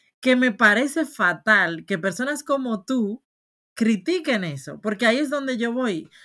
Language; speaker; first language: Spanish; native; Spanish